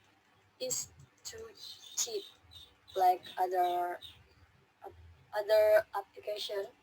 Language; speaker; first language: English; non-native, learner; Indonesian